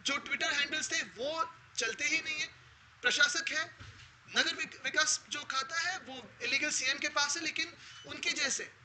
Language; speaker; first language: Hindi; non-native, local second language; Marathi